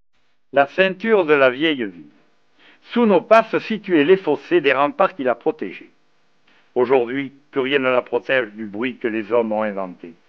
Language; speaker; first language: French; native; French